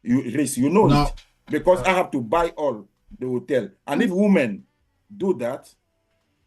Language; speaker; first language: English; non-native, learner; French